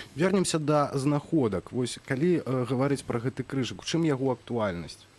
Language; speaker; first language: Belarusian; native; Belarusian